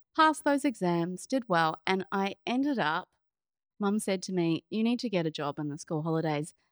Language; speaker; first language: English; native; English